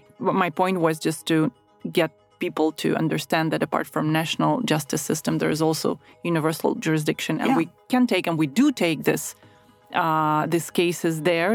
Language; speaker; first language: English; non-native, fluent; Ukrainian